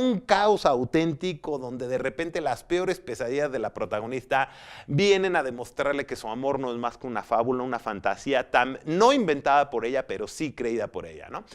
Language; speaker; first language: Spanish; native; Spanish